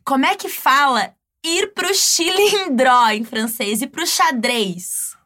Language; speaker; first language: Portuguese; native; Portuguese